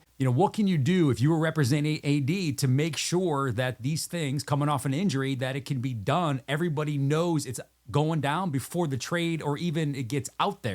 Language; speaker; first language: English; native; English